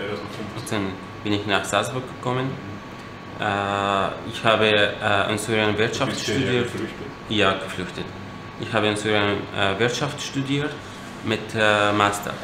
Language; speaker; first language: German; non-native, learner; Arabic